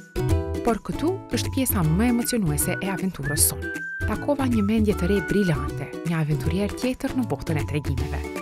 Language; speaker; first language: Albanian; native; Albanian